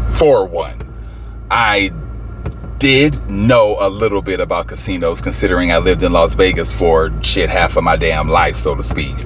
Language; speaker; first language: English; native; English